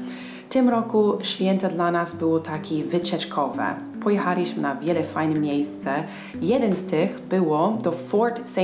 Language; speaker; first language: Polish; non-native, fluent; English